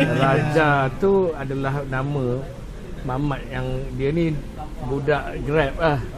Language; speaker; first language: Malay; native; Malay